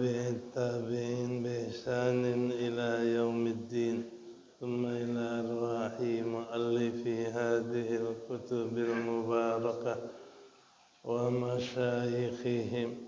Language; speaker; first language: Arabic; non-native, fluent; Indonesian